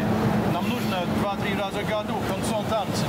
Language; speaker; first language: Russian; non-native, fluent; English